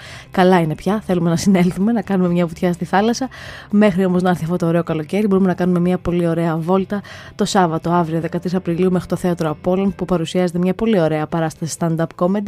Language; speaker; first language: Greek; native; Greek